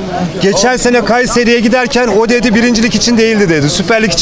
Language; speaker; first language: Turkish; native; Turkish